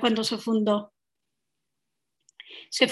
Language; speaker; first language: Spanish; native; Spanish